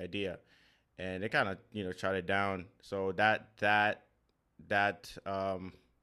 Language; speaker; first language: English; non-native, fluent; Haitian Creole